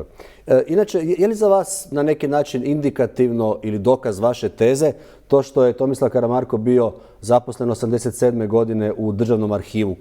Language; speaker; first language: Croatian; native; Croatian